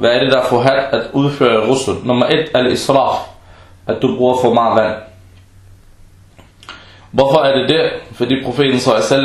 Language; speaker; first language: Danish; early bilingual, other home language; Arabic